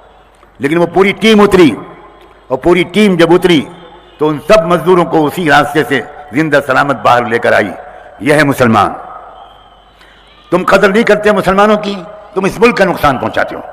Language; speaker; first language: Urdu; native; Urdu